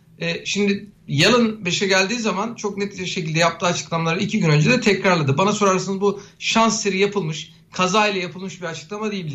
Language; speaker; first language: Turkish; native; Turkish